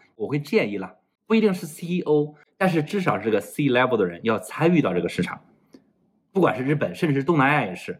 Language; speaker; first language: Chinese; native; Chinese